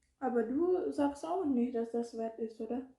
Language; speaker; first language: German; non-native, learner; Indonesian